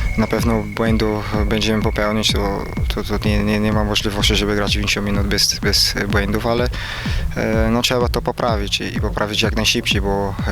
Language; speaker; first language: Polish; non-native, learner; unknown